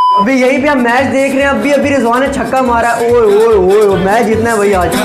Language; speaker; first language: Urdu; non-native, local second language; Punjabi